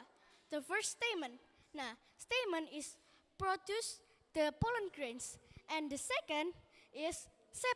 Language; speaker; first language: English; non-native, learner; Indonesian